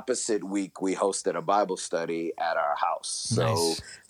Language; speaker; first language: English; native; English